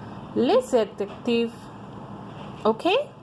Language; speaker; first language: French; non-native, fluent; Hindi